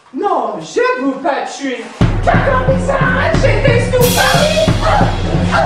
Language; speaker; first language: French; non-native, learner; English